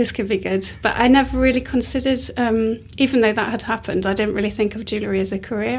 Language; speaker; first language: English; native; English